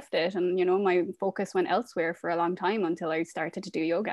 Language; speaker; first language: English; native; English